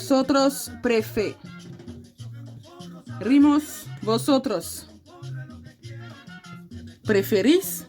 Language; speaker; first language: Spanish; non-native, fluent; French